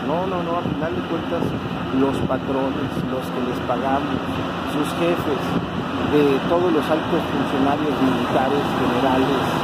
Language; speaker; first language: Spanish; native; Spanish